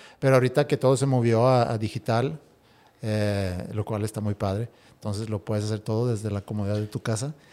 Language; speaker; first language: Spanish; non-native, fluent; Swedish